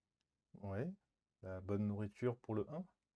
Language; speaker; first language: French; native; French